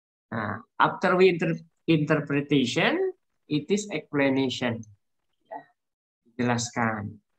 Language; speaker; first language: English; non-native, learner; Indonesian